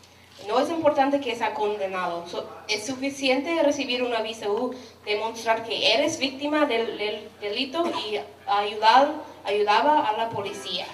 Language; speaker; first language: Spanish; non-native, fluent; English